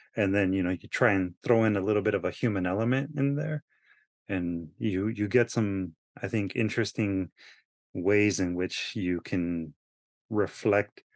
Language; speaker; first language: English; early bilingual, other home language; Spanish